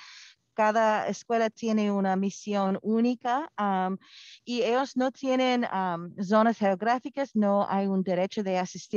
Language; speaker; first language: Spanish; non-native, fluent; English